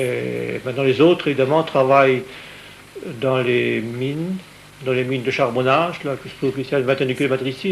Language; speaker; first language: French; native; French